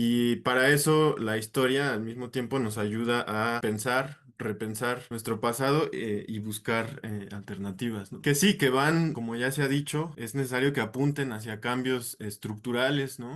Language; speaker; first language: Spanish; native; Spanish